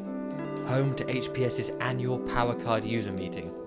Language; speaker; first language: English; native; English